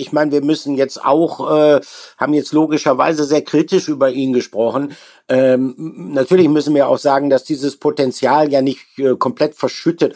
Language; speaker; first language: German; native; German